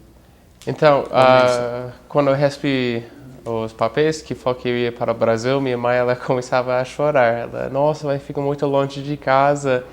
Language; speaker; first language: Portuguese; non-native, fluent; English